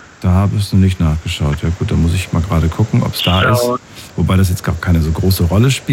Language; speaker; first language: German; native; German